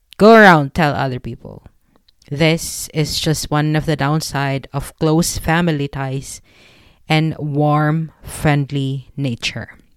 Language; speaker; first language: English; non-native, local second language; Filipino